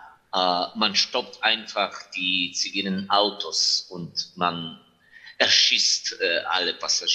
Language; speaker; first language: German; non-native, fluent; Ukrainian